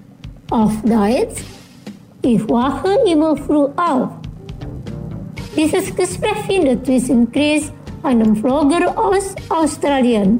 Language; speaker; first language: German; non-native, fluent; Indonesian